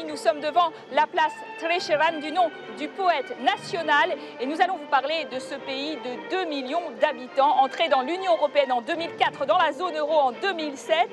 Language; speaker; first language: French; native; French